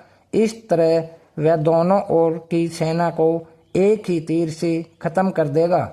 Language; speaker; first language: Hindi; native; Hindi